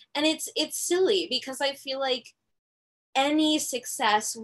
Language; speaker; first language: English; native; English